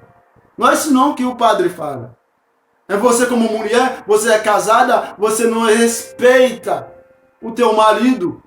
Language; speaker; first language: Portuguese; non-native, fluent; Haitian Creole